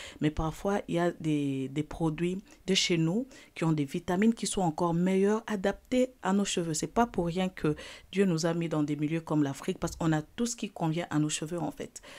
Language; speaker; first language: French; non-native, local second language; Lingala